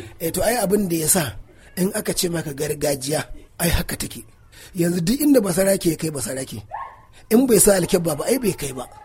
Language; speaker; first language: Hausa; native; Hausa